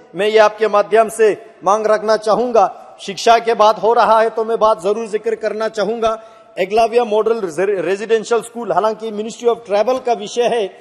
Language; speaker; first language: Hindi; native; Hindi